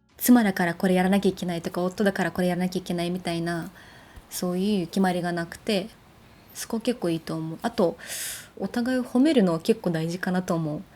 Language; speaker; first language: Japanese; non-native, fluent; Ukrainian